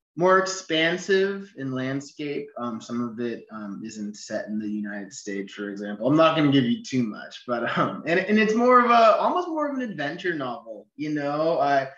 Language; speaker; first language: English; native; English